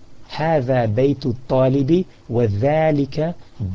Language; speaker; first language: Arabic; non-native, fluent; English